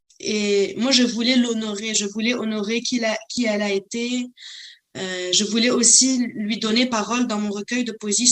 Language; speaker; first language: French; non-native, local second language; Arabic